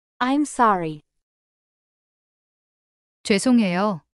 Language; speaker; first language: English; non-native, fluent; Korean